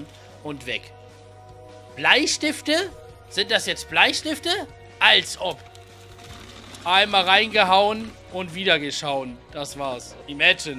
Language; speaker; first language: German; native; German